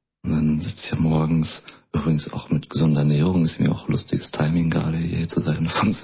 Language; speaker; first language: German; native; German